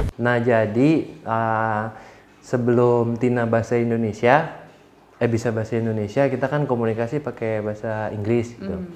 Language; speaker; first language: Indonesian; native; Indonesian